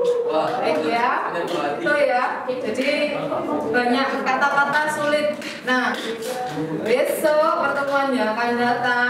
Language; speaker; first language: Indonesian; native; Indonesian